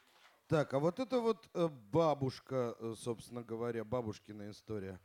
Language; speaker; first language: Russian; native; Russian